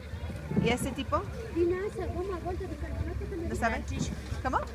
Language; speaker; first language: Spanish; non-native, fluent; English